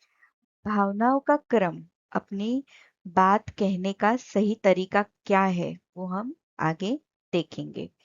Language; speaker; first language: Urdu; non-native, local second language; Marathi